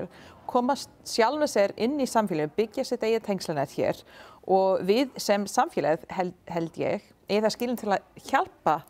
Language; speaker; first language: Icelandic; non-native, fluent; English